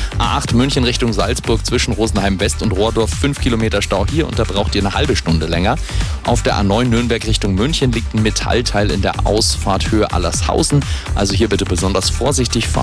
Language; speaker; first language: German; native; German